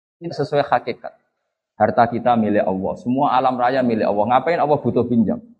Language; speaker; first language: Indonesian; non-native, local second language; Javanese